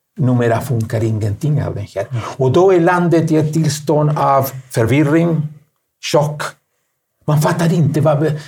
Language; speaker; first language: Swedish; non-native, fluent; Spanish